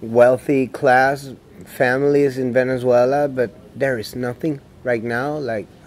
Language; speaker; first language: English; non-native, fluent; Spanish